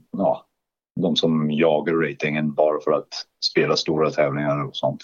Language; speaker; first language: Swedish; non-native, fluent; English